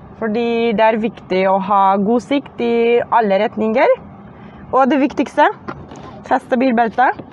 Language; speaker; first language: Norwegian; non-native, fluent; Polish